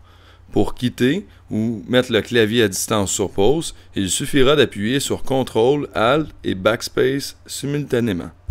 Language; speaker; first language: French; native; French